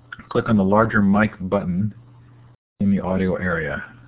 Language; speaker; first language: English; native; English